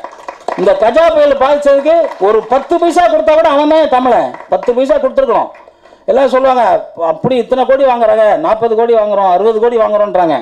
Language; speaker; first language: Tamil; native; Tamil